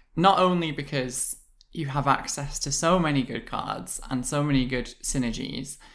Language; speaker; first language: English; native; English